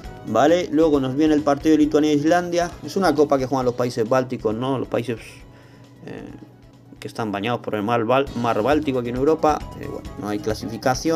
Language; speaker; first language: Spanish; native; Spanish